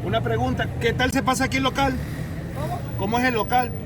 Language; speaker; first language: Spanish; native; Spanish